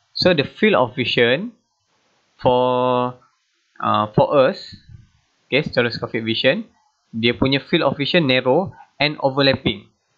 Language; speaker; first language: English; non-native, local second language; Malay